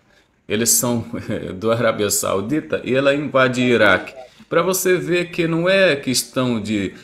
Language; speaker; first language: Portuguese; non-native, fluent; Arabic